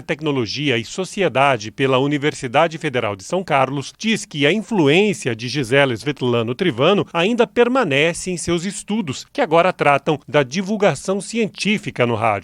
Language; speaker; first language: Portuguese; native; Portuguese